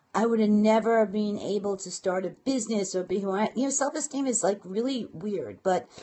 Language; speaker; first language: English; native; English